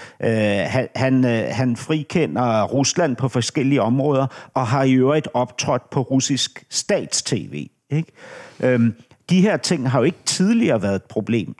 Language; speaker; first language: Danish; native; Danish